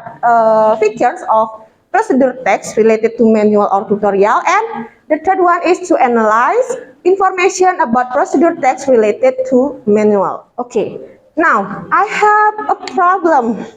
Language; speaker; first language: English; non-native, fluent; Indonesian